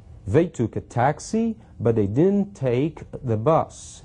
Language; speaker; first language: English; non-native, fluent; Portuguese